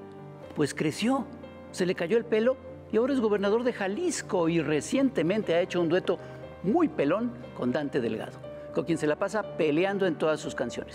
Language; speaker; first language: Spanish; native; Spanish